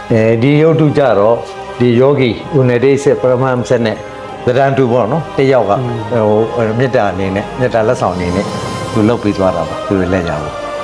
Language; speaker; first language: Burmese; non-native, local second language; Tamil